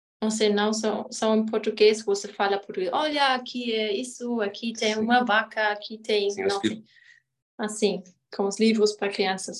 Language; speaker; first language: Portuguese; non-native, learner; German